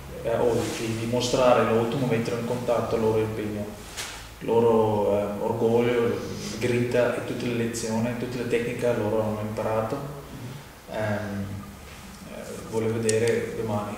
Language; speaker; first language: Italian; non-native, fluent; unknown